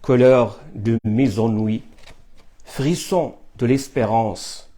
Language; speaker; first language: French; non-native, fluent; Arabic